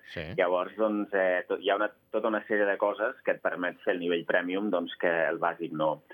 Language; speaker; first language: Catalan; native; Catalan